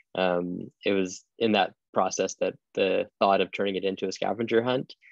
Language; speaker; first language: English; native; English